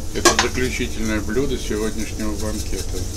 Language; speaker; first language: Russian; native; Russian